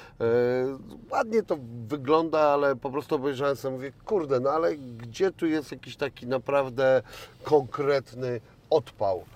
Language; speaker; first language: Polish; native; Polish